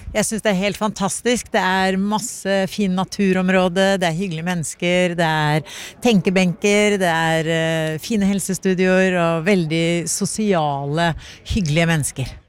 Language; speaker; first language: Norwegian; native; Norwegian